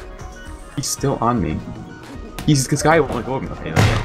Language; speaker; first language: English; native; English